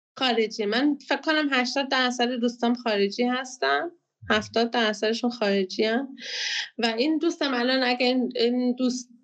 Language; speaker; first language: Persian; early bilingual, heritage; Persian